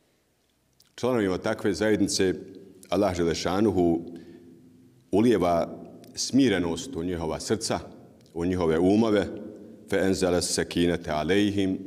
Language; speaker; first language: Bosnian; native; Bosnian